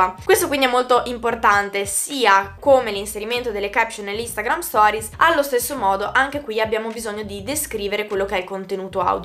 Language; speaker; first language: Italian; native; Italian